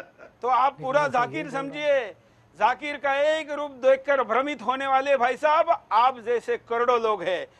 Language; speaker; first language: Hindi; native; Hindi